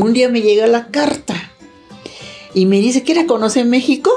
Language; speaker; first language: Spanish; non-native, learner; Thai